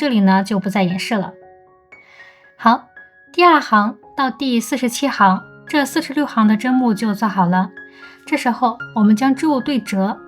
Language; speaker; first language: Chinese; native; Chinese